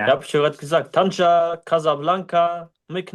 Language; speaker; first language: German; non-native, learner; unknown